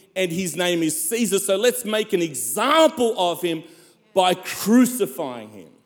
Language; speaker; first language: English; native; English